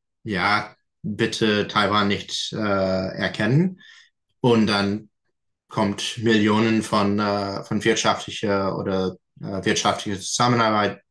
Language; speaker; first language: German; non-native, fluent; English